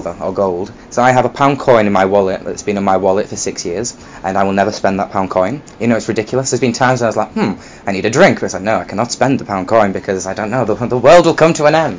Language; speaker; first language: English; native; English